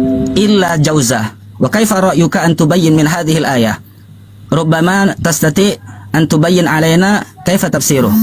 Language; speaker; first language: Arabic; non-native, learner; Indonesian